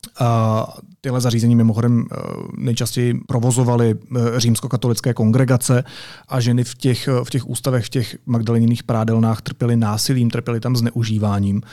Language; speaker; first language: Czech; native; Czech